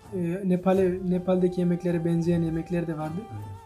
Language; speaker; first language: Turkish; non-native, fluent; Nepali